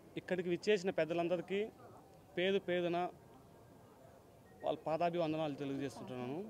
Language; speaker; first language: Telugu; native; Telugu